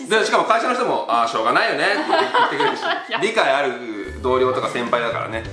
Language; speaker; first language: Japanese; native; Japanese